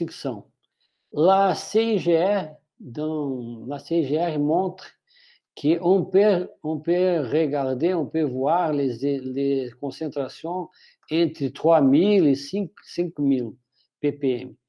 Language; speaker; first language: French; non-native, fluent; Portuguese